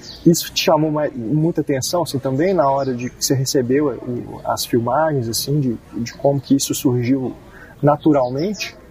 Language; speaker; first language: Portuguese; native; Portuguese